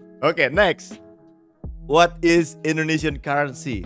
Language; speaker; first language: English; non-native, fluent; Indonesian